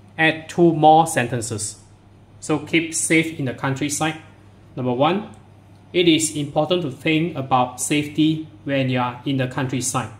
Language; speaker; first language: English; non-native, local second language; Chinese